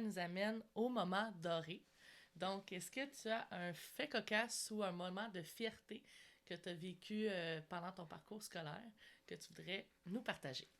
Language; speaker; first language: French; native; French